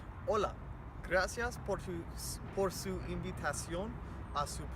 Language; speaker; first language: Spanish; non-native, learner; English